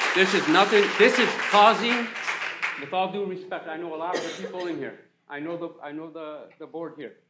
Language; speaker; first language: English; native; English